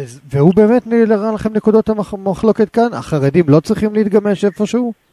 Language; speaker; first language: Hebrew; native; Hebrew